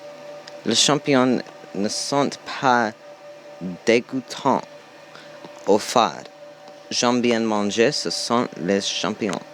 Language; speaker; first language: French; non-native, learner; English